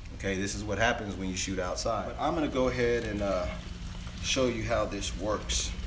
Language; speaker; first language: English; native; English